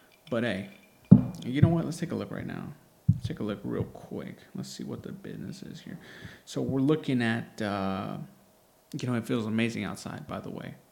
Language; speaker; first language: English; early bilingual, other home language; Spanish